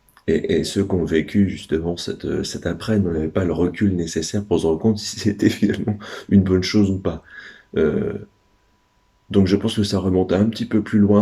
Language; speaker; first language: French; native; French